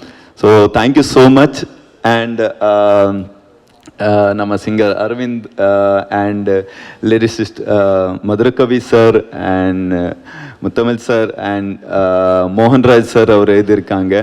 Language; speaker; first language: Tamil; non-native, learner; Kannada